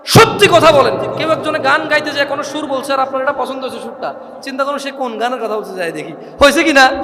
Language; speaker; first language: Bangla; early bilingual, heritage; Bangla